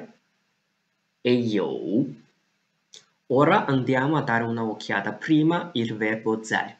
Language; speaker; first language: Italian; non-native, fluent; Chinese